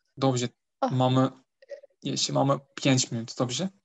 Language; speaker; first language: Turkish; native; Turkish